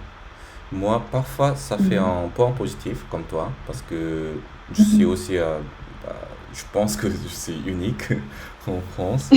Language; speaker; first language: French; native; French